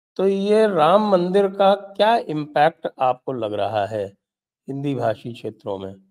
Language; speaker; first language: Hindi; native; Hindi